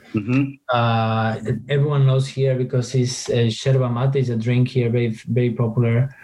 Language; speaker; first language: English; non-native, fluent; Spanish